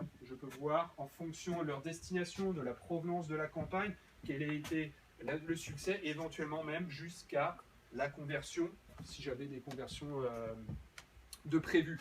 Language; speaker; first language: French; native; French